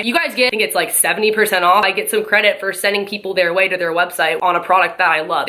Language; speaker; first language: English; native; English